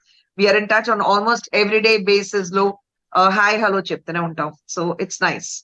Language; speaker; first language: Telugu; non-native, local second language; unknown